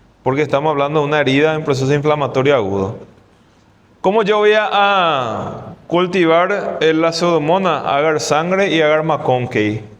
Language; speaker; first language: Spanish; non-native, fluent; Portuguese